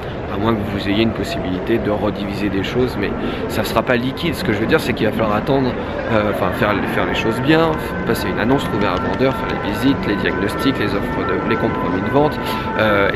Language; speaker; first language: French; native; French